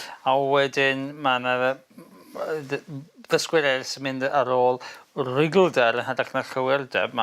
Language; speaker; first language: Welsh; native; Welsh